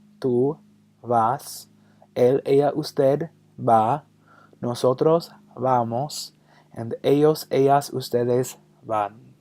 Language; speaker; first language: Spanish; non-native, fluent; English